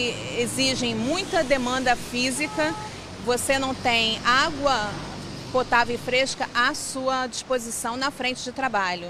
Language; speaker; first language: Portuguese; native; Portuguese